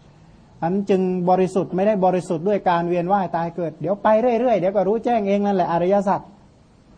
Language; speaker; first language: Thai; non-native, local second language; Khmer